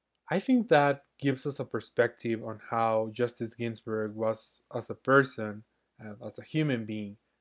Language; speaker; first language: English; non-native, fluent; Spanish